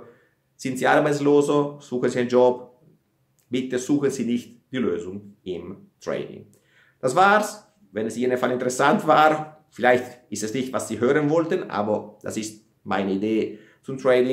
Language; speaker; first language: German; non-native, fluent; Italian